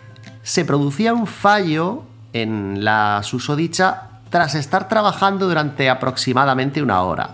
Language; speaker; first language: Spanish; native; Spanish